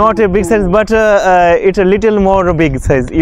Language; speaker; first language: English; non-native, learner; Bangla